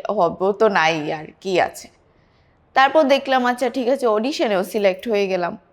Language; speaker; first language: Bangla; native; Bangla